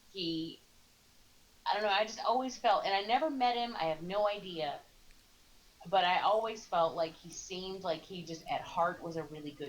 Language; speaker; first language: English; native; English